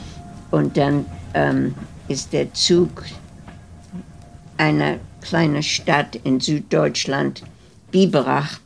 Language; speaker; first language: German; early bilingual, heritage; German